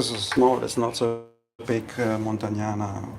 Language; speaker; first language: English; non-native, learner; Italian